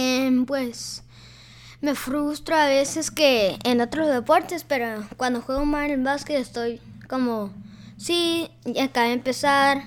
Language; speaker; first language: Spanish; early bilingual, heritage; Spanish